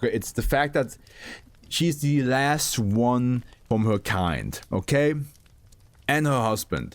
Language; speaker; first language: English; non-native, fluent; German